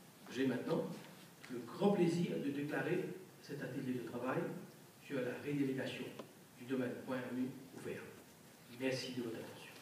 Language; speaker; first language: French; non-native, local second language; Morisyen